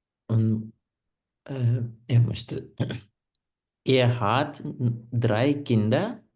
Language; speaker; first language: German; non-native, learner; Punjabi